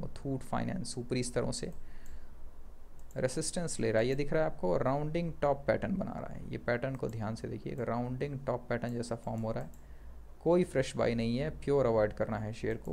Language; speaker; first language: Hindi; native; Hindi